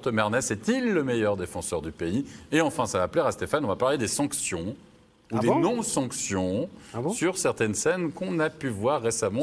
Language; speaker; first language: French; native; French